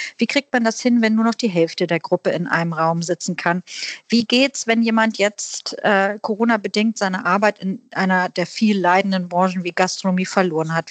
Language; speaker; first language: German; native; German